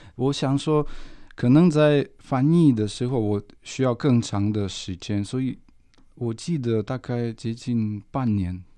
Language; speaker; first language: Chinese; non-native, fluent; Russian